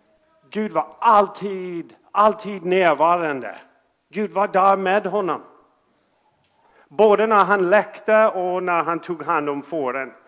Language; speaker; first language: Swedish; non-native, fluent; English